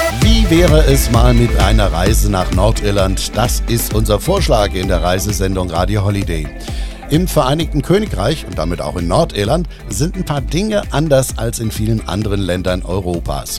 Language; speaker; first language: German; native; German